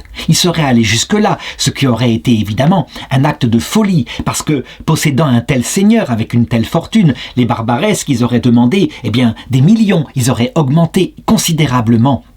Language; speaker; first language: French; native; French